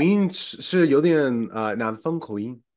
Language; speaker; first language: Chinese; non-native, fluent; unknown